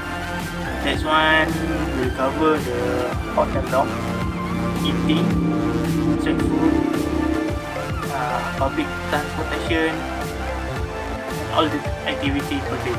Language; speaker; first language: English; non-native, learner; Malay